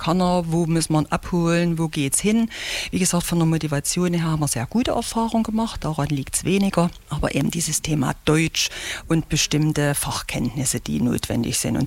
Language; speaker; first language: German; native; German